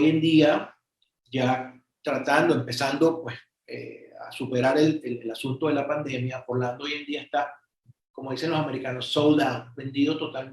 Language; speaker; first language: Spanish; native; Spanish